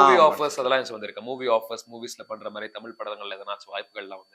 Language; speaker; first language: Tamil; native; Tamil